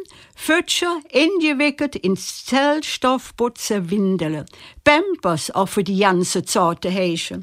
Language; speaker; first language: German; native; German